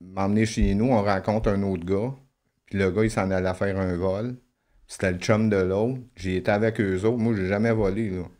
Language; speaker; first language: French; native; French